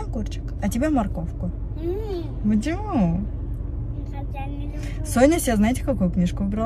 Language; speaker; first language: Russian; native; Russian